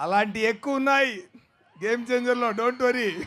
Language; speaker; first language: Telugu; non-native, fluent; Tamil